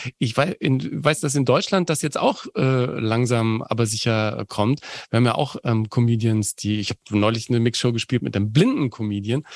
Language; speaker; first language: German; native; German